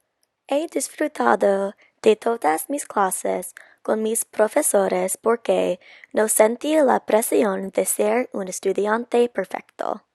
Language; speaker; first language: Spanish; non-native, learner; English